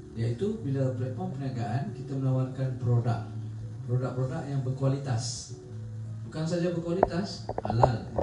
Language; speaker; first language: Malay; native; Malay